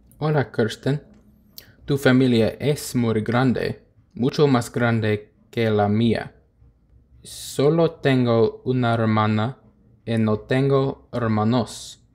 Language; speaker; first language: Spanish; non-native, learner; English